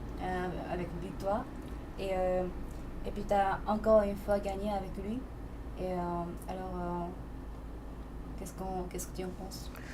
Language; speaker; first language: French; non-native, fluent; Korean